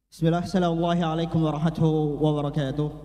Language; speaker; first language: Arabic; non-native, learner; Indonesian